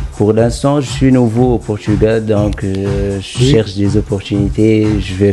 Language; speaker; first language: French; non-native, local second language; Arabic